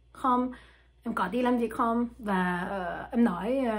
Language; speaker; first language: Vietnamese; non-native, learner; French